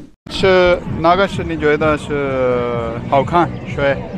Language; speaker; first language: Chinese; non-native, learner; Urdu